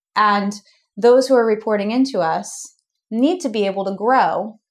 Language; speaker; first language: English; native; English